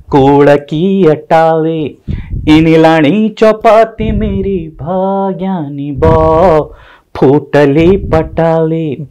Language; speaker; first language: Hindi; native; Hindi